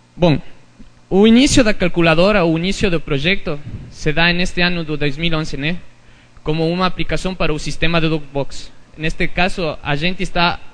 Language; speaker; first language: Portuguese; non-native, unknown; Spanish